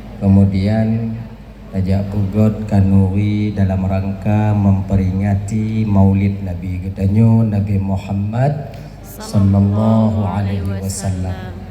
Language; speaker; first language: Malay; non-native, local second language; Achinese